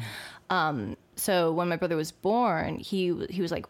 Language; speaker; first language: English; native; English